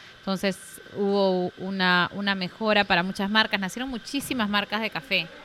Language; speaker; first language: Spanish; native; Spanish